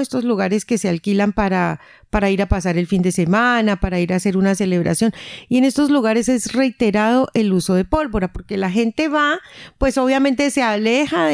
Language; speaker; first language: Spanish; native; Spanish